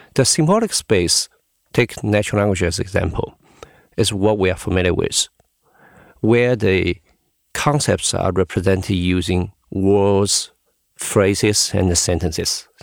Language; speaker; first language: English; non-native, fluent; Chinese